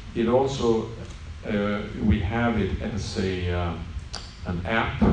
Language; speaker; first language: English; non-native, fluent; Swedish